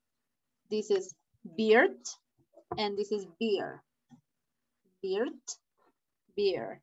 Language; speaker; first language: English; non-native, fluent; Spanish